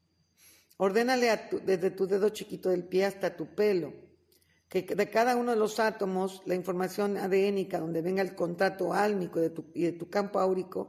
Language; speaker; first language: Spanish; native; Spanish